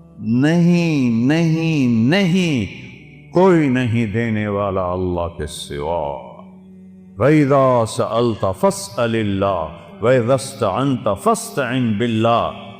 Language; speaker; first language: Urdu; non-native, local second language; Saraiki